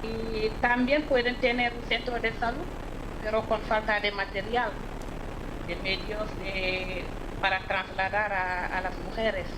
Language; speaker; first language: Spanish; non-native, fluent; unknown